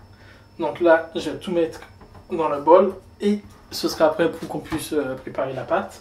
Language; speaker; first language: French; native; French